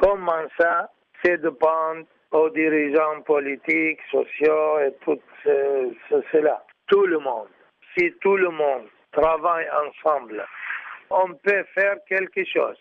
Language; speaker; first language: French; non-native, learner; Arabic